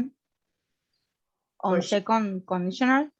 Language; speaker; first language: English; non-native, learner; Spanish